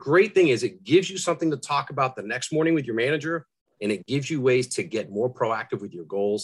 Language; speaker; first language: English; native; English